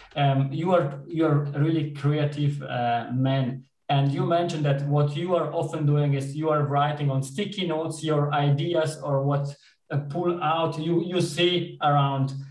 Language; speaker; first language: English; non-native, fluent; Italian